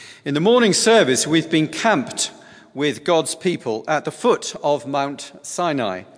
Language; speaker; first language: English; native; English